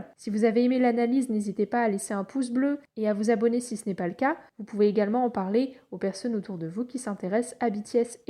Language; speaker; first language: French; native; French